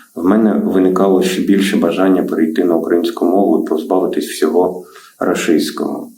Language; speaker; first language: Ukrainian; non-native, local second language; Russian